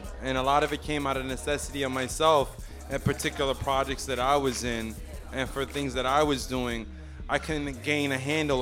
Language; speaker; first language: English; native; English